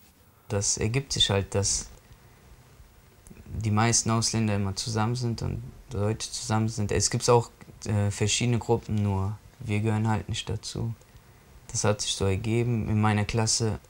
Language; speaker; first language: German; early bilingual, other home language; Turkish